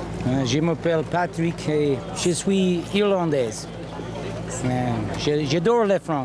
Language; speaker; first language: French; non-native, learner; English